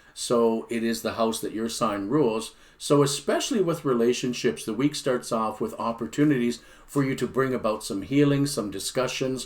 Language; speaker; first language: English; native; English